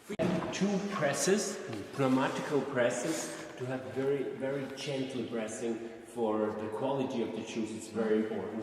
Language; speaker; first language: English; non-native, fluent; German